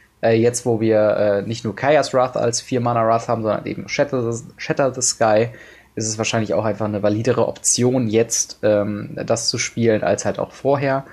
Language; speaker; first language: German; native; German